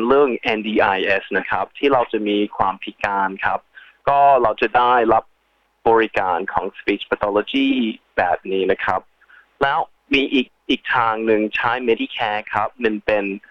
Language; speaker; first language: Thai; early bilingual, heritage; Thai